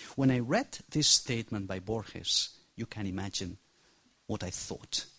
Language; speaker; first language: English; non-native, fluent; Spanish